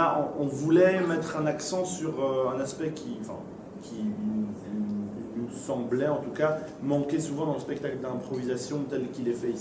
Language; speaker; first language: French; native; French